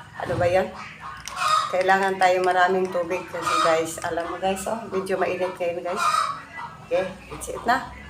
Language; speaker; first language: Filipino; non-native, local second language; Cebuano